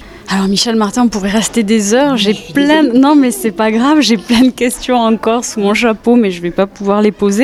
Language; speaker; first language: French; native; French